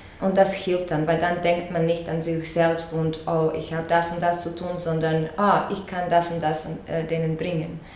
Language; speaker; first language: German; non-native, fluent; Croatian